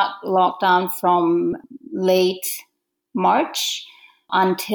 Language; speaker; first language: English; non-native, fluent; Romanian